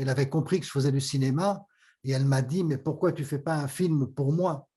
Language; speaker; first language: French; native; French